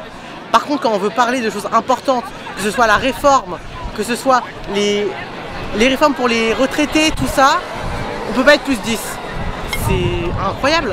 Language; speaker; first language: French; native; French